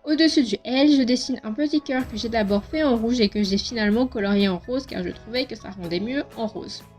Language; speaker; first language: French; native; French